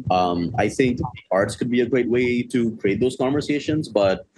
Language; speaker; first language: English; non-native, local second language; Bangla